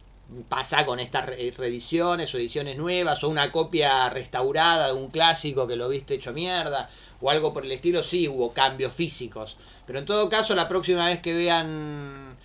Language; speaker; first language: Spanish; native; Spanish